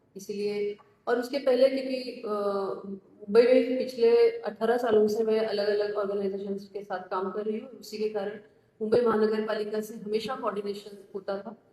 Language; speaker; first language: Hindi; non-native, local second language; Marathi